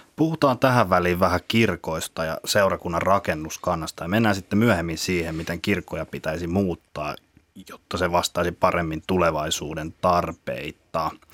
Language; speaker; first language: Finnish; native; Finnish